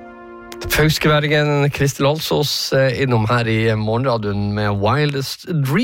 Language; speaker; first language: Norwegian; native; Norwegian